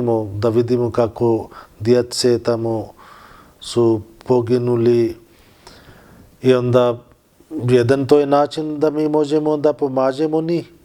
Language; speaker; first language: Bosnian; non-native, learner; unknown